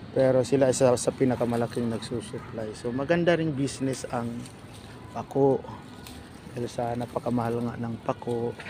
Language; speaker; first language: Filipino; non-native, local second language; Bikol